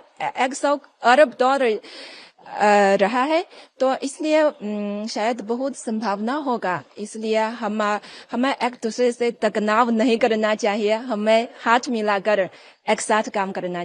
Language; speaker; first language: Hindi; non-native, fluent; Chinese